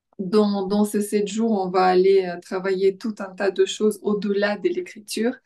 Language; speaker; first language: French; non-native, fluent; Russian